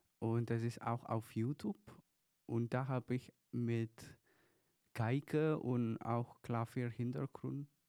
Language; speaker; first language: German; non-native, fluent; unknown